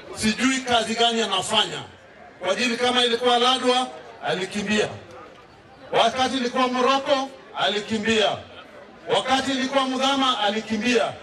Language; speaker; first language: Swahili; non-native, local second language; Luo (Kenya and Tanzania)